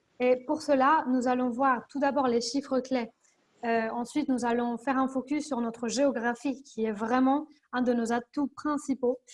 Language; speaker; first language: French; non-native, fluent; Spanish